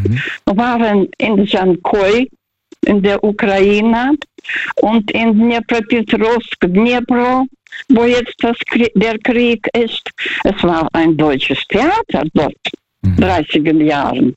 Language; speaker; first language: German; non-native, fluent; Russian